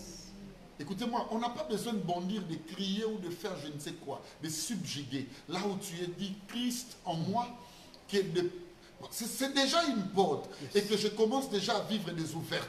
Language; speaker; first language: French; non-native, local second language; Lingala